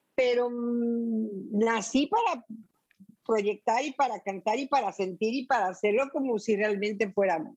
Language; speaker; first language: Spanish; native; Spanish